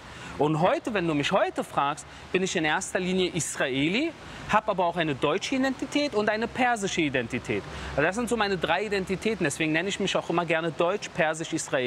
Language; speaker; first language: German; early bilingual, other home language; Persian